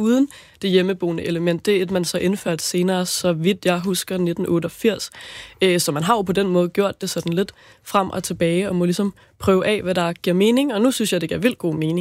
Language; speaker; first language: Danish; native; Danish